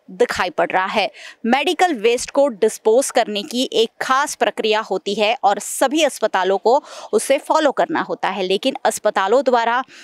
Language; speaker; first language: Hindi; non-native, local second language; Gujarati